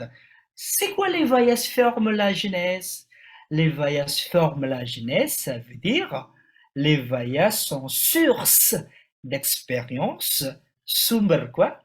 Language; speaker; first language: French; non-native, fluent; Indonesian